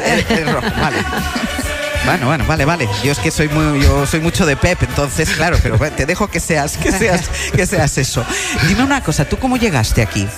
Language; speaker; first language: Spanish; native; Spanish